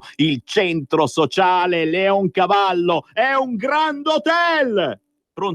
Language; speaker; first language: Italian; native; Italian